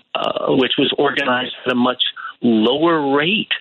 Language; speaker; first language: English; native; English